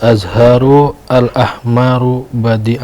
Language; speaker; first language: Arabic; non-native, learner; Indonesian